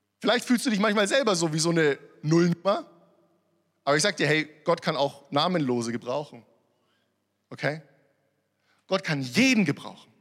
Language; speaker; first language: German; early bilingual, other home language; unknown